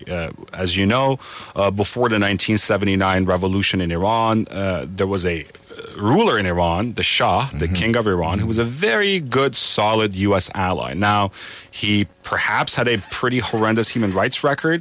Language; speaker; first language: English; non-native, fluent; Persian